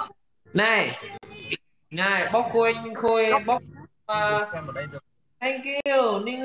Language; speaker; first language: Vietnamese; native; Vietnamese